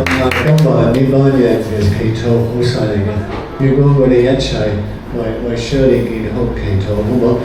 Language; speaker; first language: Cantonese; non-native, fluent; English